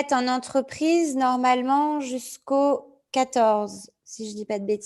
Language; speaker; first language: French; native; French